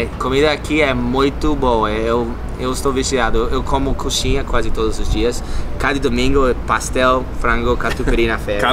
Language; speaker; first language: Portuguese; non-native, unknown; English